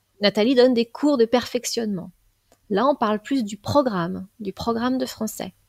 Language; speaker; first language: French; native; French